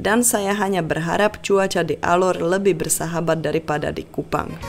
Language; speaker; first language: Indonesian; non-native, fluent; Czech